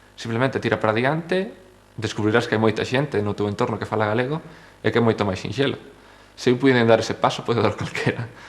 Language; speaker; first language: Galician; non-native, local second language; Spanish